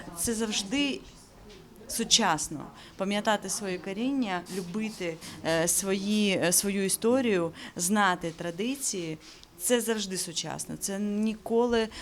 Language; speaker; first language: Ukrainian; non-native, local second language; Crimean Tatar